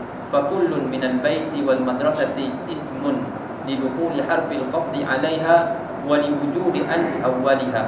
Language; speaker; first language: Arabic; non-native, fluent; Malay